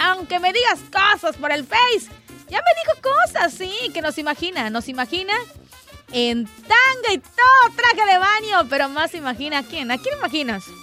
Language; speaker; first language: Spanish; native; Spanish